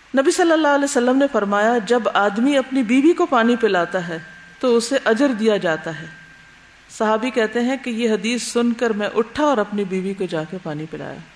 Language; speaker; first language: Urdu; native; Urdu